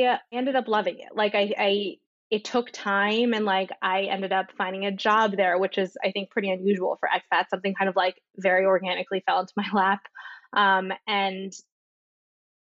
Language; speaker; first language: English; native; English